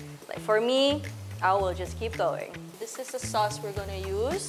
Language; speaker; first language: English; non-native, local second language; Malay